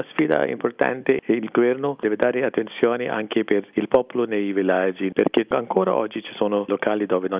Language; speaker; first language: Italian; non-native, fluent; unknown